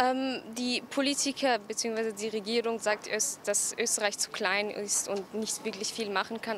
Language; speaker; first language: German; early bilingual, other home language; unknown